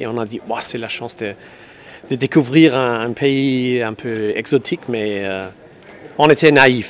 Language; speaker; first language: French; non-native, local second language; Luxembourgish